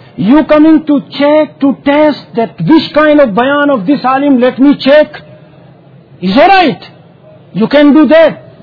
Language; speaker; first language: English; non-native, local second language; Urdu